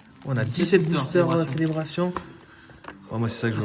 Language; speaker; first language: French; native; French